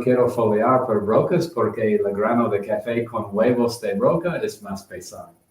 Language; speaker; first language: Spanish; non-native, learner; English